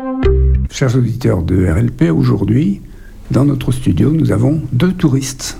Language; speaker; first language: French; native; French